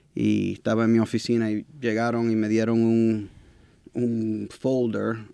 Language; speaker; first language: Spanish; early bilingual, heritage; Spanish